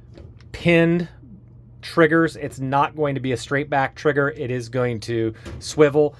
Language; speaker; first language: English; native; English